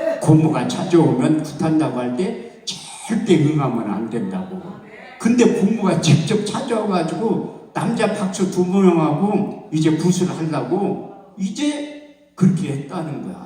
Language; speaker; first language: Korean; native; Korean